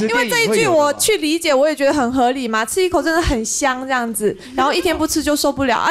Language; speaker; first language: Chinese; non-native, fluent; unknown